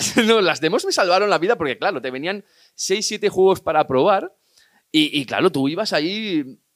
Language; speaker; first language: Spanish; native; Spanish